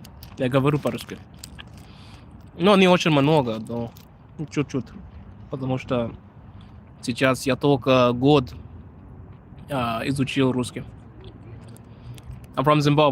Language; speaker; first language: Russian; non-native, learner; Shona